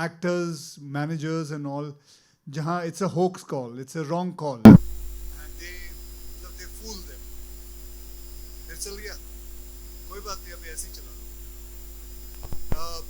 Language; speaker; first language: Hindi; native; Hindi